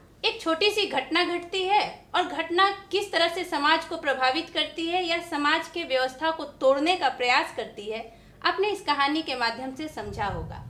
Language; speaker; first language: Hindi; native; Hindi